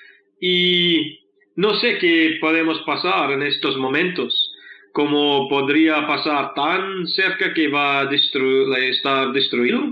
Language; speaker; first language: Spanish; non-native, fluent; English